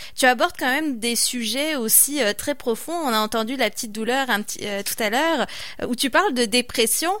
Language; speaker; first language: French; native; French